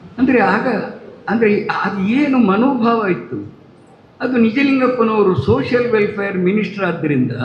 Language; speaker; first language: Kannada; non-native, local second language; Tulu